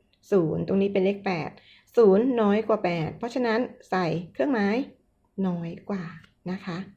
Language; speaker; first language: Thai; native; Thai